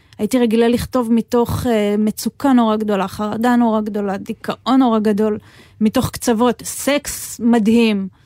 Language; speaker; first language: Hebrew; native; Hebrew